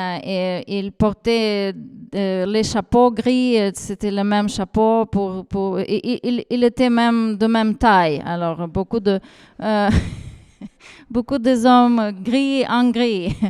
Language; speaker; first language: French; non-native, fluent; Ukrainian